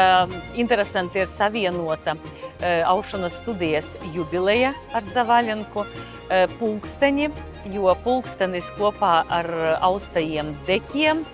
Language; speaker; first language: Latvian; native; Latvian